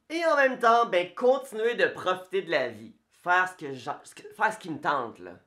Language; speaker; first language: French; native; French